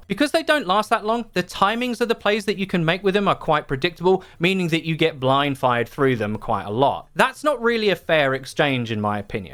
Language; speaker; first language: English; native; English